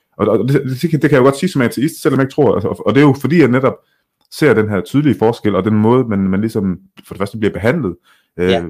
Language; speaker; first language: Danish; early bilingual, other home language; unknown